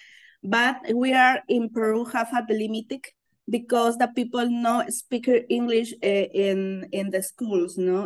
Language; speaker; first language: English; non-native, learner; Spanish